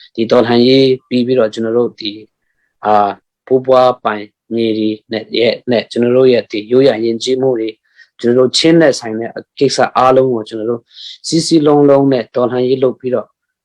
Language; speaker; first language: Burmese; non-native, local second language; Hakha Chin